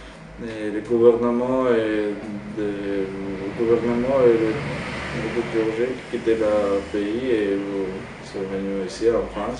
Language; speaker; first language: French; non-native, fluent; Georgian